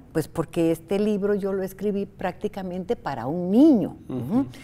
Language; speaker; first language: Spanish; native; Spanish